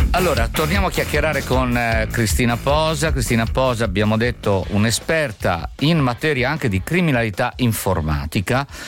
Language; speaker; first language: Italian; native; Italian